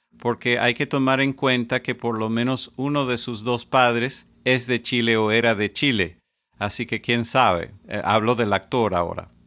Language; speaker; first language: Spanish; non-native, fluent; English